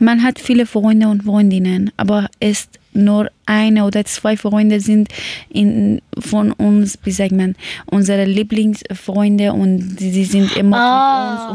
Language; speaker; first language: German; non-native, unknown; Persian